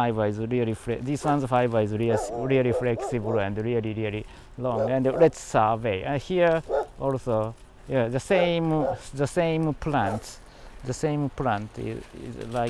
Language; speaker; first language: English; non-native, learner; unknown